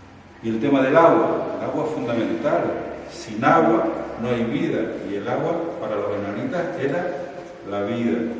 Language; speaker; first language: Spanish; native; Spanish